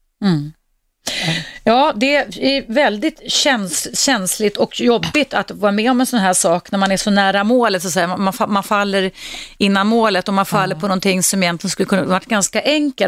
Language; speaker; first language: Swedish; native; Swedish